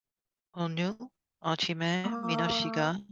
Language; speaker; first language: Korean; non-native, learner; Cantonese